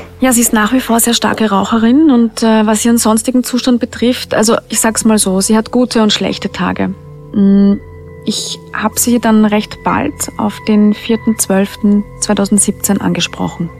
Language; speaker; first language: German; native; German